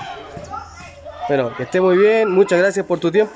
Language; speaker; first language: Spanish; native; Spanish